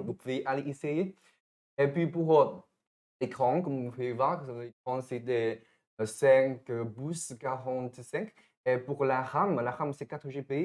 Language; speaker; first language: French; non-native, fluent; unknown